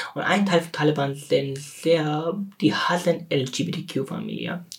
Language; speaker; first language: German; non-native, learner; Persian